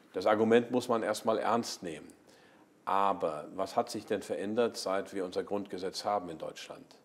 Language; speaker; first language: German; native; German